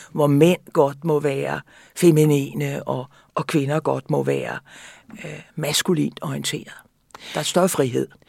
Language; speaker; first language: Danish; native; Danish